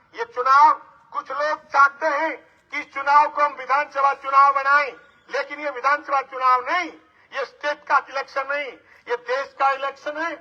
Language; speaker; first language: Hindi; native; Hindi